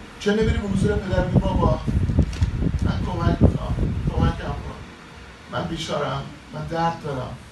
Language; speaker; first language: Persian; native; Persian